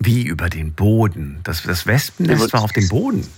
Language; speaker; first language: German; native; German